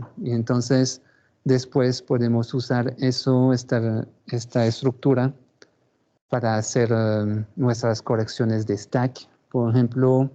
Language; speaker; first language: Spanish; non-native, fluent; French